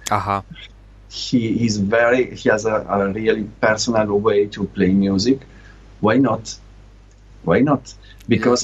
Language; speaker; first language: English; non-native, learner; Italian